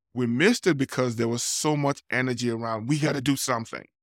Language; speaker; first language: English; non-native, local second language; Yoruba